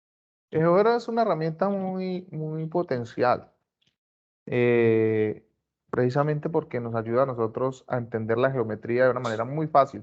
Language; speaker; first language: Spanish; native; Spanish